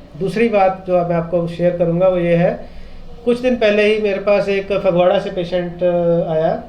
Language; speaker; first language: Hindi; non-native, local second language; Punjabi